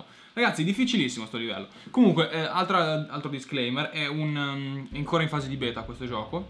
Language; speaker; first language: Italian; native; Italian